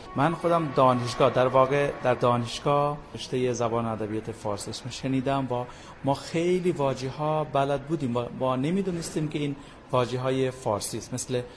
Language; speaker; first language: Persian; non-native, fluent; Bangla